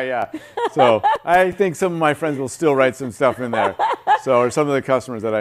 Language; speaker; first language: English; native; English